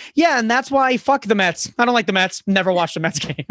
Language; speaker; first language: English; native; English